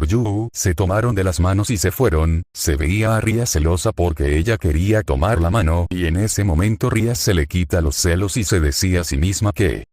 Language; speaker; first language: Spanish; native; Spanish